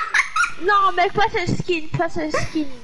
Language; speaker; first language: French; native; French